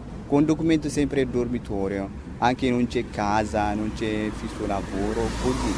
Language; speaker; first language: Italian; non-native, learner; Tigrinya